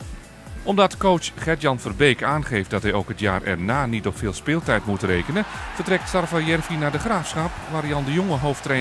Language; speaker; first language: Dutch; native; Dutch